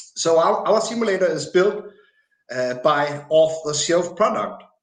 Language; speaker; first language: English; non-native, fluent; Danish